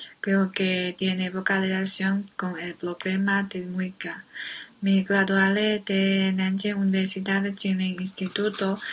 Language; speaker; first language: Spanish; non-native, learner; Chinese